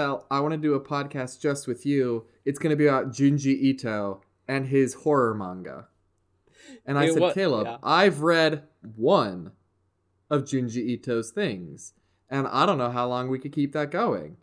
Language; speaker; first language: English; native; English